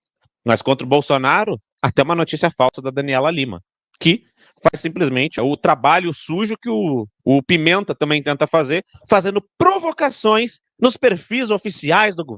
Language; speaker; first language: Portuguese; native; Portuguese